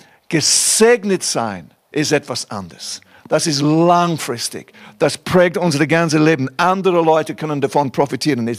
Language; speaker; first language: German; non-native, fluent; English